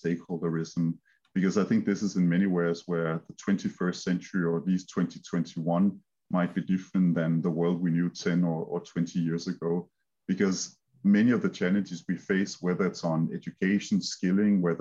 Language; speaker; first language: English; non-native, fluent; Danish